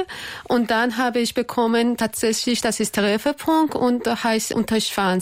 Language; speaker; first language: German; non-native, learner; Persian